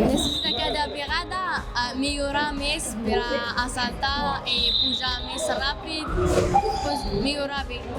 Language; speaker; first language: Catalan; non-native, learner; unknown